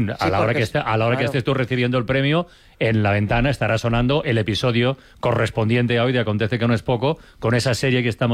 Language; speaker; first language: Spanish; native; Spanish